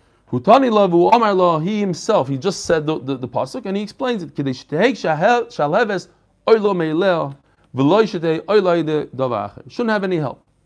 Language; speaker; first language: English; native; English